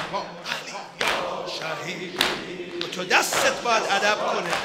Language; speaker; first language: Persian; native; Persian